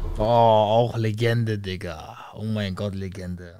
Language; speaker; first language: German; native; German